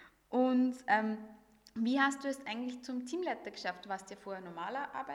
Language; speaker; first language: German; native; German